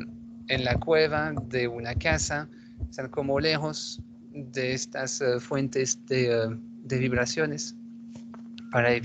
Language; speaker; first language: Spanish; non-native, fluent; French